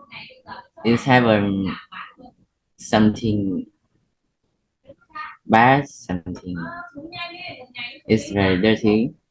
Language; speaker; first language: English; non-native, learner; Vietnamese